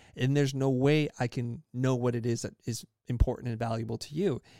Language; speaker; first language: English; early bilingual, other home language; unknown